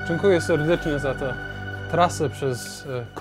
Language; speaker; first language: Polish; non-native, learner; English